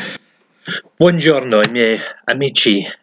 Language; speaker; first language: Italian; non-native, learner; English